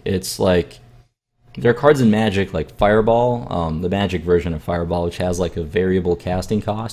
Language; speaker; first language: English; native; English